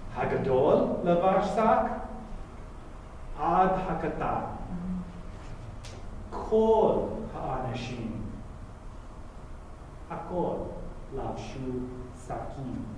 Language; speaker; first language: Hebrew; non-native, fluent; English